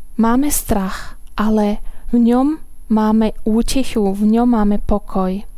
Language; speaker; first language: Slovak; non-native, fluent; German